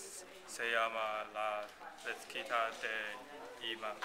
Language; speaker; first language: Spanish; non-native, learner; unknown